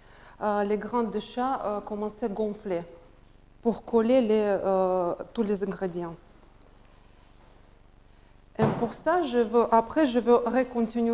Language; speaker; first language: French; non-native, learner; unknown